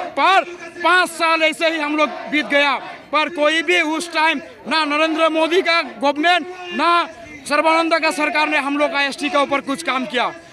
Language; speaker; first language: Hindi; non-native, local second language; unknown